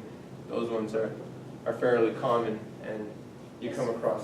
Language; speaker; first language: English; native; English